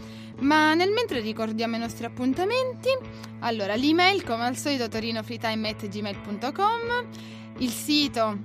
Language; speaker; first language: Italian; native; Italian